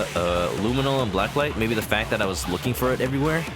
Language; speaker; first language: English; native; English